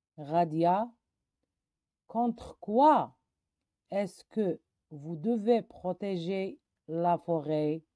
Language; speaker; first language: French; non-native, local second language; Arabic